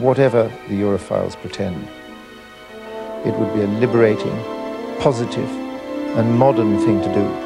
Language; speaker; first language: English; native; English